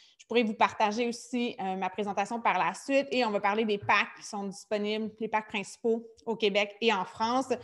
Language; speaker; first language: French; native; French